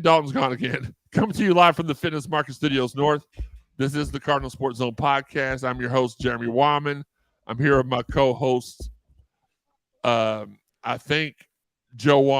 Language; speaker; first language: English; native; English